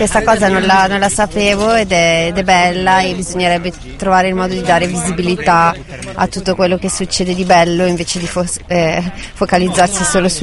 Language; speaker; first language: Italian; native; Italian